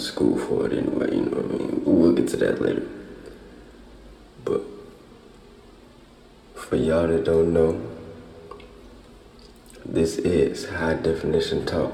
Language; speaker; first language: English; native; English